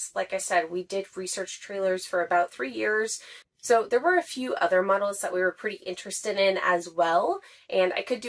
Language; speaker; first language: English; native; English